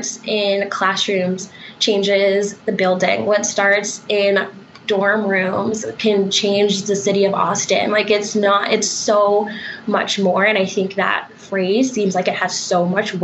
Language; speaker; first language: English; native; English